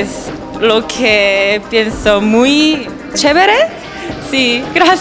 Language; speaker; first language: Spanish; non-native, learner; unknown